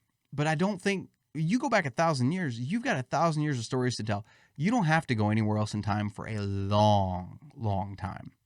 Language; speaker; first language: English; native; English